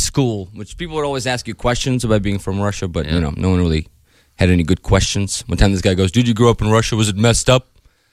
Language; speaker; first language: English; non-native, fluent; Ukrainian